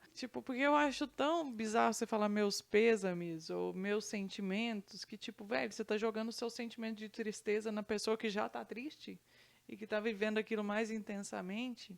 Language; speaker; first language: Portuguese; native; Portuguese